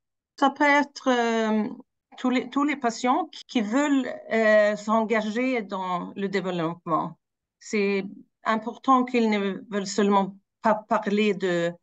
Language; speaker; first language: French; non-native, fluent; Swedish